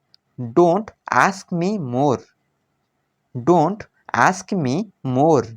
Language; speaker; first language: English; non-native, local second language; Odia